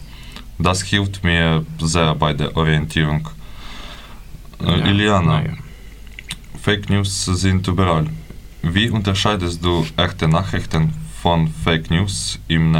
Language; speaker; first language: German; non-native, learner; Ukrainian